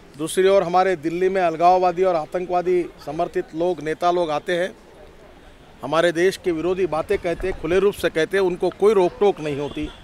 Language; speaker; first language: Hindi; non-native, local second language; Marathi